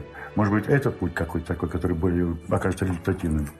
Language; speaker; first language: Russian; native; Russian